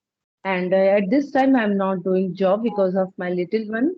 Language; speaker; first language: English; non-native, learner; Punjabi